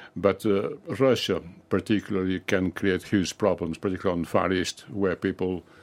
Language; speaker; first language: English; non-native, fluent; Portuguese